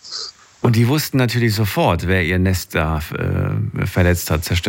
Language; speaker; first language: German; native; German